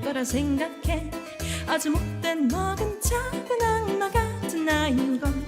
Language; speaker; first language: Korean; native; Korean